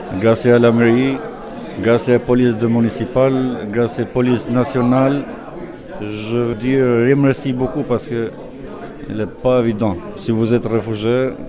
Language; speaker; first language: French; non-native, learner; Albanian